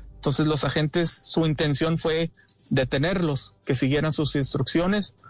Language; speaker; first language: Spanish; early bilingual, heritage; Spanish